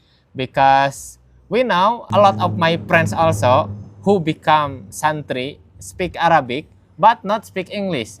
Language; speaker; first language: English; non-native, learner; Indonesian